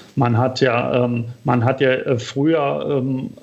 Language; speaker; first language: German; native; German